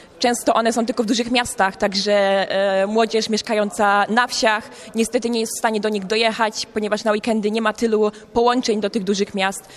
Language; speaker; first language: Polish; native; Polish